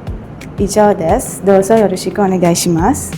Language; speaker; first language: Japanese; non-native, learner; Sinhala